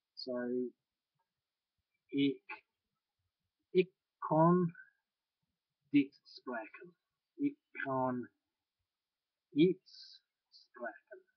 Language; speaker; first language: Dutch; non-native, learner; English